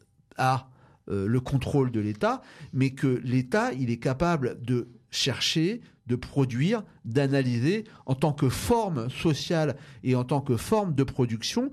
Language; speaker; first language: French; native; French